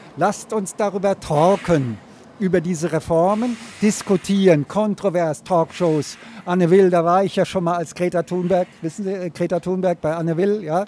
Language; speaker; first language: German; native; German